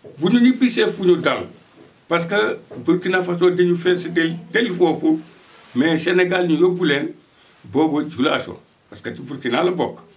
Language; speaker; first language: Wolof; non-native, local second language; Fula